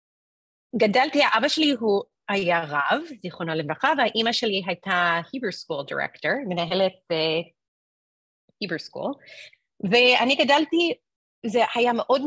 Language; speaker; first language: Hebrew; non-native, fluent; English